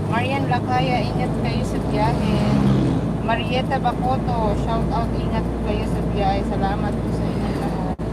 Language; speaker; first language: Filipino; native; Filipino